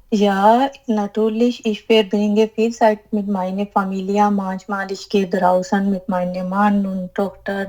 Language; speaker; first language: German; non-native, learner; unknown